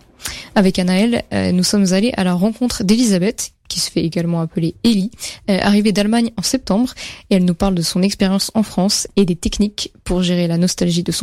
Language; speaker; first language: French; native; French